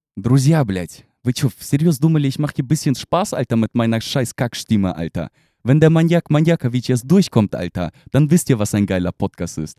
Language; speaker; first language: German; non-native, fluent; Russian